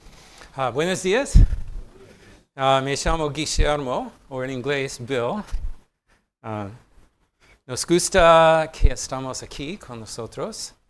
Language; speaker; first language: Spanish; non-native, fluent; English